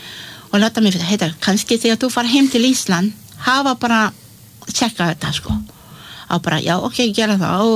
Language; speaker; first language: Icelandic; non-native, learner; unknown